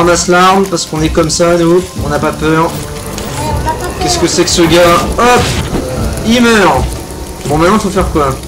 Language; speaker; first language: French; native; French